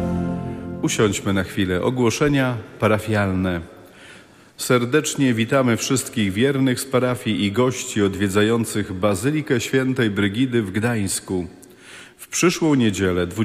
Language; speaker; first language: Polish; native; Polish